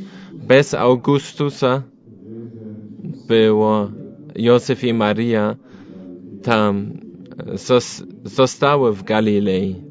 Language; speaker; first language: Polish; non-native, learner; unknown